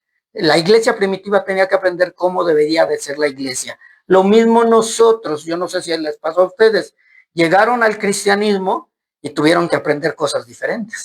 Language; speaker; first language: Spanish; native; Spanish